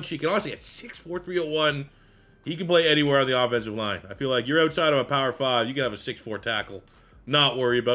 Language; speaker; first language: English; native; English